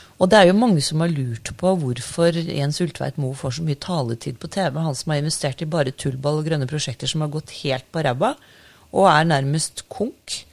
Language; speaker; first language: Norwegian; native; Norwegian